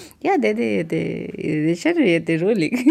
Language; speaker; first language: Swedish; non-native, learner; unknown